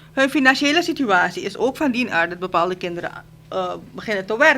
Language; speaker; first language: Dutch; native; Dutch